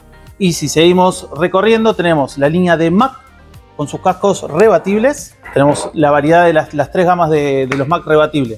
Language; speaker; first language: Spanish; native; Spanish